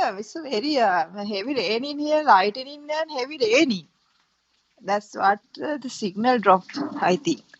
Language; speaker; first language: English; non-native, learner; Sinhala